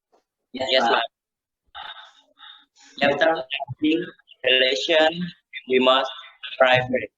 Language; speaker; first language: English; non-native, learner; Indonesian